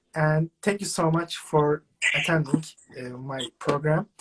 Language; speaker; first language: English; non-native, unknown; Turkish